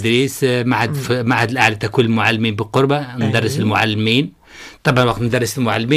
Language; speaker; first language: Arabic; native; Arabic